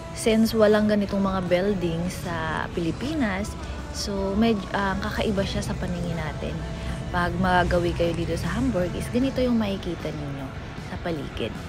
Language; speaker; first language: Filipino; native; Filipino